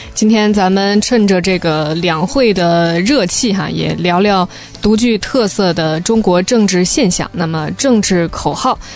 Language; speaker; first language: Chinese; native; Chinese